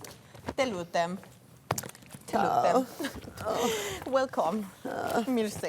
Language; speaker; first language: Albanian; early bilingual, heritage; Italian